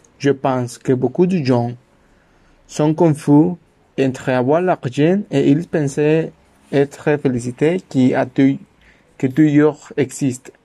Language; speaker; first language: French; non-native, learner; Spanish